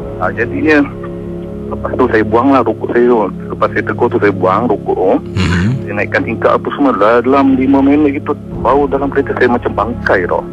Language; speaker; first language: Malay; native; Malay